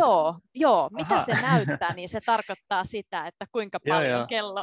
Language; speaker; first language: Finnish; native; Finnish